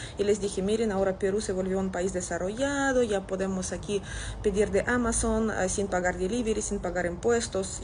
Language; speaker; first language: Spanish; non-native, fluent; Russian